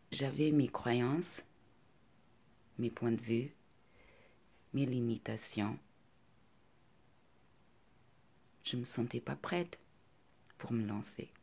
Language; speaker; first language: French; non-native, fluent; Portuguese